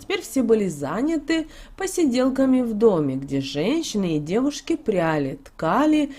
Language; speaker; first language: Russian; native; Russian